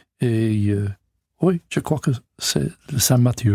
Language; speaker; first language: French; non-native, learner; English